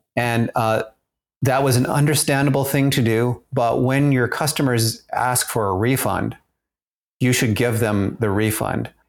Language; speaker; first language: English; early bilingual, other home language; German